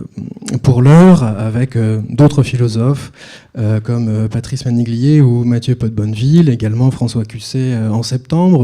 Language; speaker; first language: French; native; French